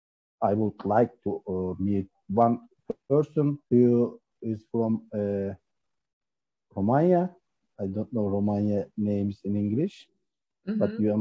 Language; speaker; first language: English; non-native, learner; Turkish